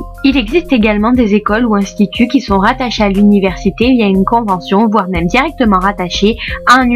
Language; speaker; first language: French; native; French